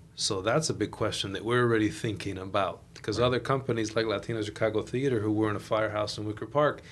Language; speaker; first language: English; native; English